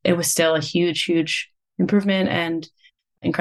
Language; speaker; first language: English; native; English